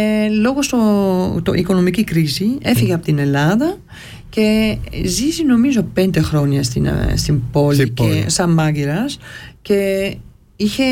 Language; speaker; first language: Greek; early bilingual, heritage; Greek